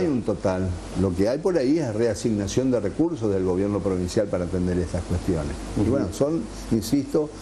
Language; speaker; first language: Spanish; native; Spanish